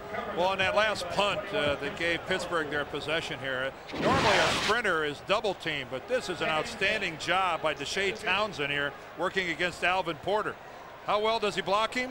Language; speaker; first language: English; native; English